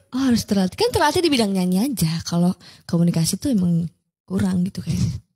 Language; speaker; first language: Indonesian; native; Indonesian